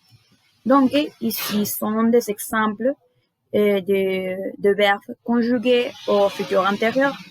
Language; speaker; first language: French; non-native, learner; Spanish